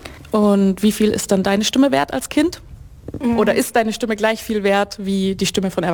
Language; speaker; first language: German; native; German